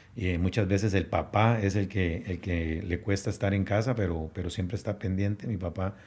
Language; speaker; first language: Spanish; native; Spanish